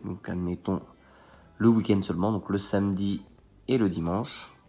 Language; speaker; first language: French; native; French